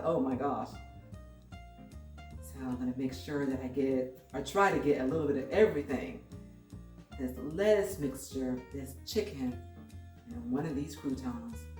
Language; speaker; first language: English; native; English